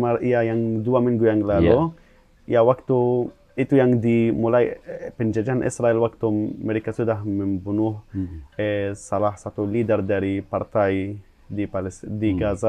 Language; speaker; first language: Indonesian; non-native, fluent; Arabic